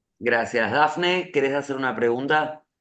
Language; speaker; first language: Spanish; native; Spanish